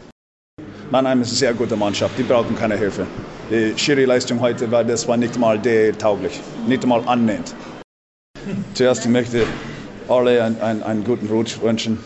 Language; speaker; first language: German; non-native, fluent; English